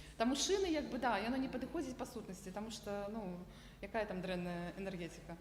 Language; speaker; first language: Belarusian; non-native, local second language; Russian